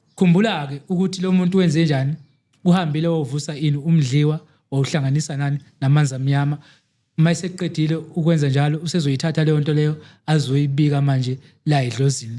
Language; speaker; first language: Zulu; native; Zulu